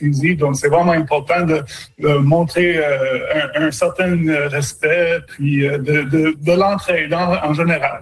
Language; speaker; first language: French; native; French